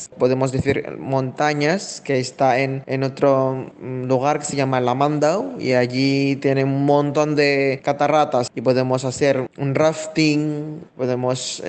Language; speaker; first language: Spanish; non-native, fluent; Indonesian